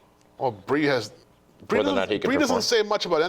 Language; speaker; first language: English; native; English